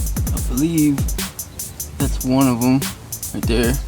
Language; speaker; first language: English; native; English